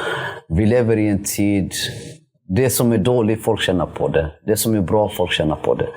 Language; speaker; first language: Swedish; early bilingual, other home language; Somali